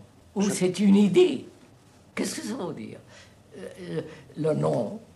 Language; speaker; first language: French; non-native, fluent; Telugu